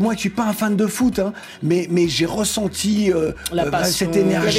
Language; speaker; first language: French; native; French